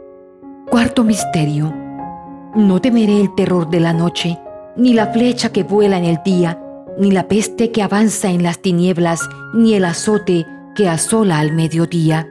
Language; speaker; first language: Spanish; native; Spanish